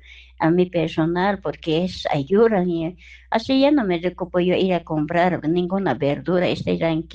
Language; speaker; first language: Spanish; non-native, local second language; Aymara